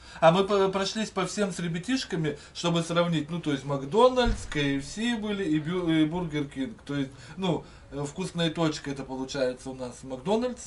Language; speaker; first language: Russian; native; Russian